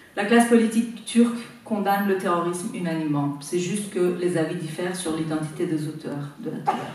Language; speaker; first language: French; non-native, fluent; Persian